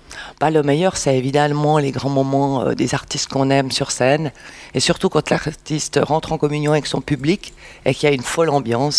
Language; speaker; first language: French; native; French